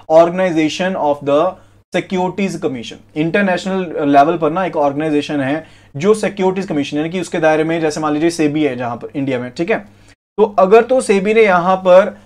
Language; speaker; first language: Hindi; native; Hindi